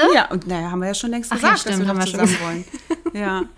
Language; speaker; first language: German; native; German